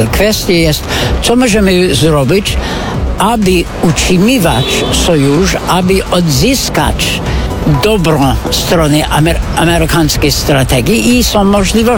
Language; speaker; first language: Polish; non-native, fluent; English